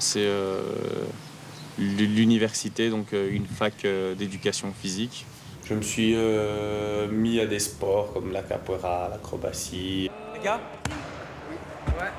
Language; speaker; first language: French; early bilingual, other home language; Lingala